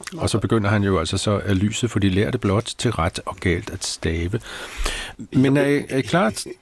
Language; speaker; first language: Danish; native; Danish